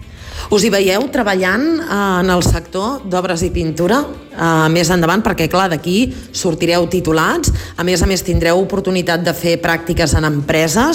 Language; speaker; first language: Catalan; native; Catalan